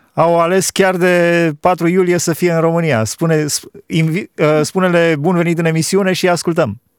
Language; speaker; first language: Romanian; native; Romanian